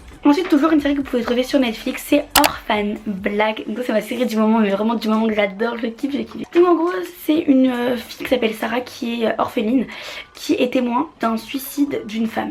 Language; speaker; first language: French; native; French